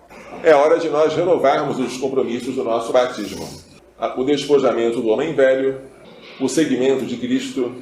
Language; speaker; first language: Portuguese; native; Portuguese